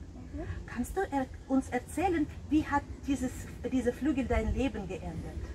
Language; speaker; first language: German; non-native, fluent; Russian